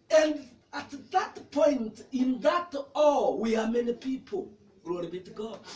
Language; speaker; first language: English; non-native, local second language; Swahili